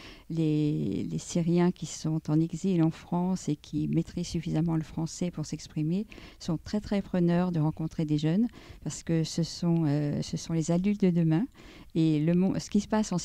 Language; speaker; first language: French; native; French